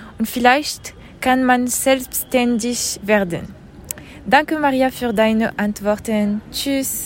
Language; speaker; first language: German; non-native, learner; French